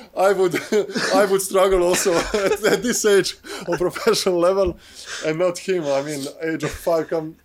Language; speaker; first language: English; non-native, fluent; Bosnian